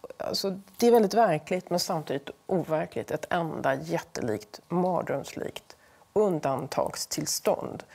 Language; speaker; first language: Swedish; native; Swedish